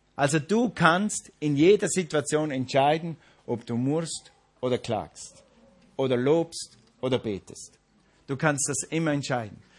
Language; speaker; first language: German; non-native, fluent; English